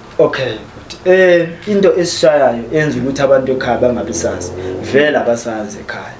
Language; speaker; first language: Zulu; native; Zulu